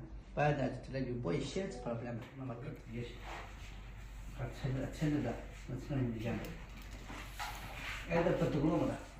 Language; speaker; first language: Russian; non-native, learner; Chinese